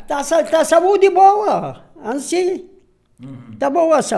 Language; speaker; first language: Portuguese; non-native, local second language; Polish